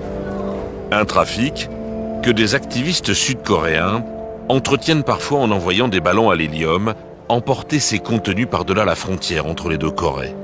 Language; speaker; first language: French; native; French